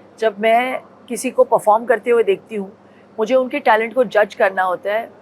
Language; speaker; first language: Hindi; non-native, local second language; Tulu